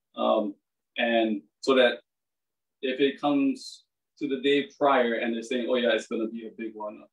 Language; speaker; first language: English; native; English